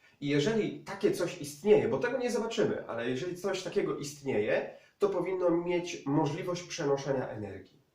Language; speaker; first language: Polish; native; Polish